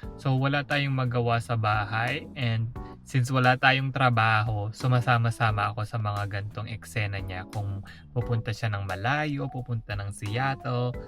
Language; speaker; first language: Filipino; non-native, local second language; Pampanga